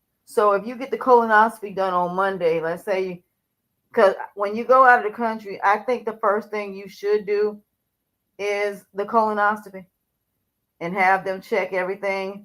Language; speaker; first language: English; native; English